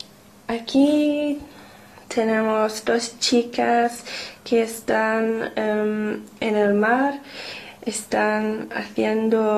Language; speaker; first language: Spanish; non-native, learner; English